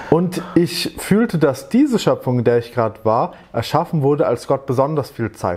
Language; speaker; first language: German; native; German